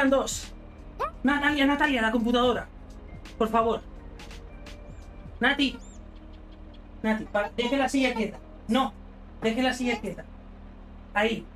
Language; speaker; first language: Spanish; non-native, learner; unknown